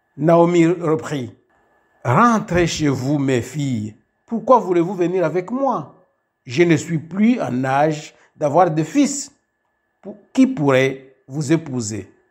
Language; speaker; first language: French; non-native, local second language; Kinyarwanda